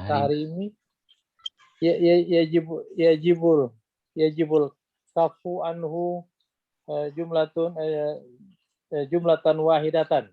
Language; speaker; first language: Arabic; non-native, learner; Indonesian